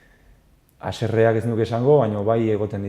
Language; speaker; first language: Basque; native; Basque